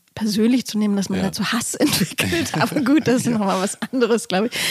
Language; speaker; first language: German; native; German